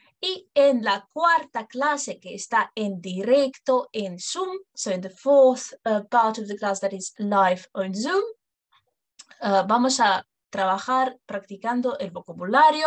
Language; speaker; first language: Spanish; non-native, fluent; English